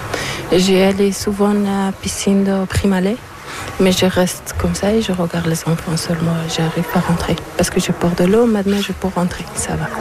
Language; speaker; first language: French; non-native, learner; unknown